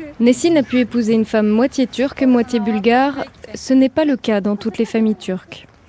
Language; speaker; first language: French; native; French